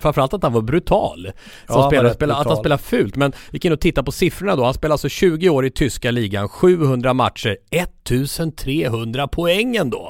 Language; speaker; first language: Swedish; native; Swedish